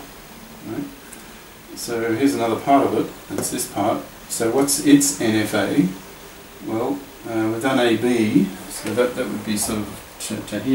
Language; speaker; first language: English; native; English